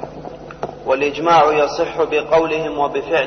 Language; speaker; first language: Arabic; native; Arabic